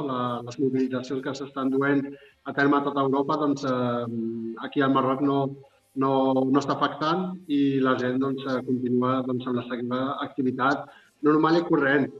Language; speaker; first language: Catalan; non-native, fluent; Arabic